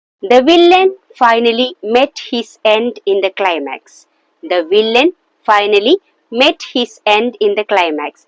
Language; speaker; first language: English; non-native, local second language; Malayalam